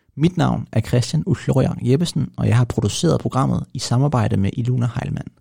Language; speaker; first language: Danish; native; Danish